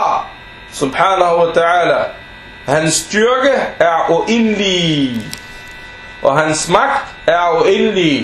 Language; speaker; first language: Danish; non-native, fluent; Arabic